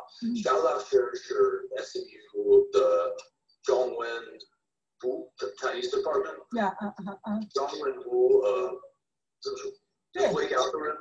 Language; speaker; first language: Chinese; non-native, learner; English